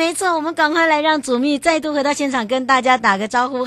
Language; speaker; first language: Chinese; native; Chinese